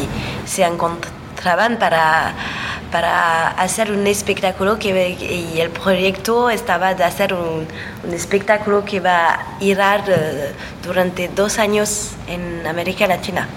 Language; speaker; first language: Spanish; non-native, learner; French